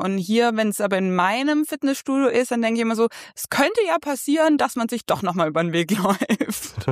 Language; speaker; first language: German; native; German